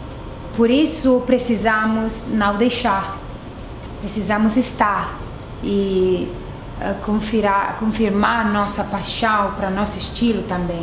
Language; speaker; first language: Portuguese; non-native, fluent; Italian